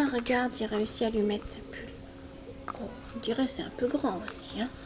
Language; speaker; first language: French; native; French